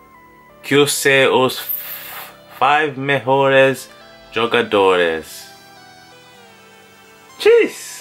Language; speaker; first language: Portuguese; non-native, learner; English